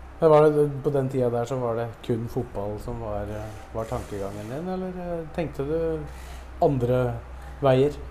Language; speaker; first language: Norwegian; native; Norwegian